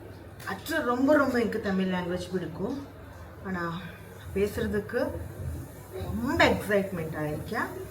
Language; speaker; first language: Tamil; non-native, learner; Malayalam